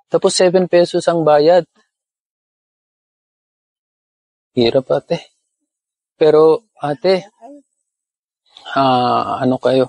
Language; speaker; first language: Filipino; non-native, learner; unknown